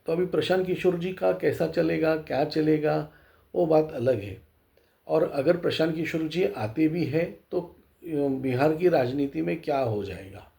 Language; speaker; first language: Hindi; non-native, local second language; Marathi